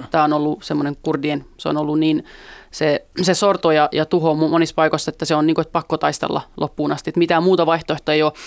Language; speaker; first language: Finnish; early bilingual, other home language; Kurdish